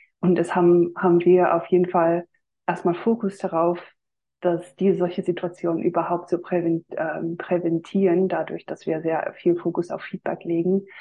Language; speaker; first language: German; non-native, fluent; Finnish